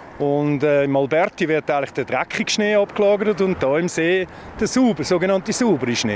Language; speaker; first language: German; native; German